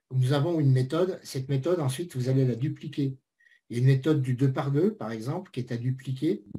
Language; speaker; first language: French; native; French